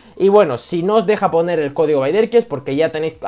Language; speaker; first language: Spanish; native; Spanish